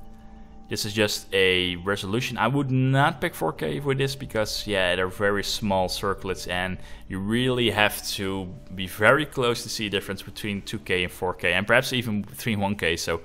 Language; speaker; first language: English; non-native, fluent; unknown